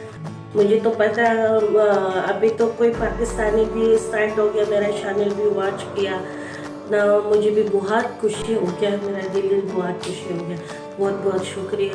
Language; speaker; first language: Hindi; non-native, learner; Filipino